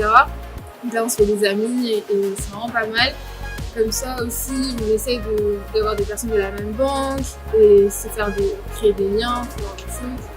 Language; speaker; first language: French; native; French